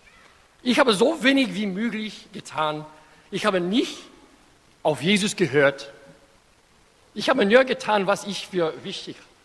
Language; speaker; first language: German; non-native, fluent; English